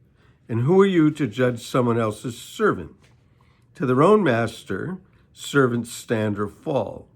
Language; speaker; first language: English; native; English